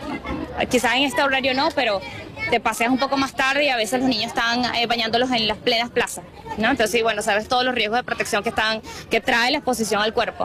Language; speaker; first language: Spanish; native; Spanish